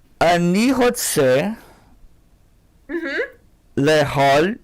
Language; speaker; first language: Hebrew; non-native, learner; Portuguese